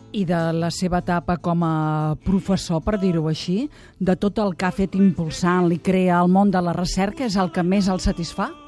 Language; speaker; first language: Catalan; native; Catalan